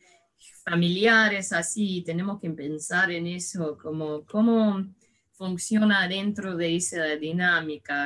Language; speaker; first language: Spanish; early bilingual, heritage; Spanish